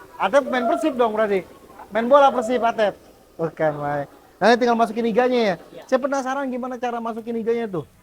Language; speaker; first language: Indonesian; native; Indonesian